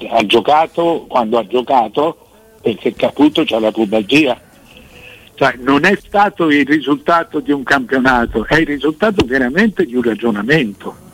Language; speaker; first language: Italian; native; Italian